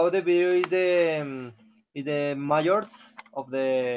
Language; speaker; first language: English; non-native, learner; Spanish